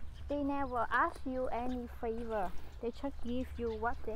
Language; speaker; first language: English; non-native, fluent; Vietnamese